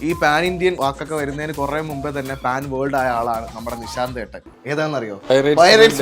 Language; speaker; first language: Malayalam; native; Malayalam